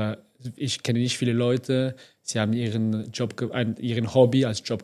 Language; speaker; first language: German; non-native, fluent; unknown